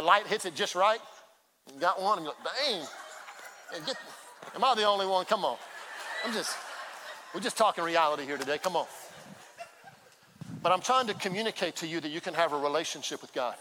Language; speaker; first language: English; native; English